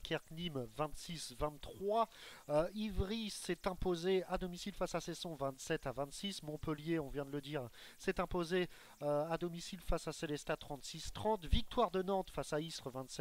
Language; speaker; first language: French; native; French